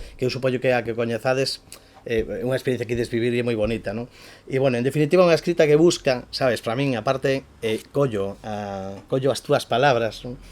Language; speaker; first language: Galician; native; Galician